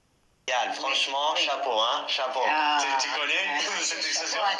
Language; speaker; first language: French; non-native, fluent; English